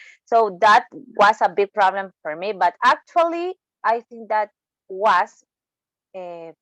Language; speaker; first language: English; non-native, learner; Spanish